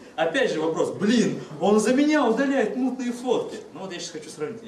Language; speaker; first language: Russian; native; Russian